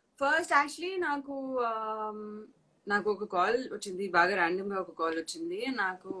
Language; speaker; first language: Telugu; non-native, fluent; Tamil